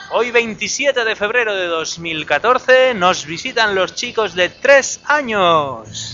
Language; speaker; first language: Spanish; native; Spanish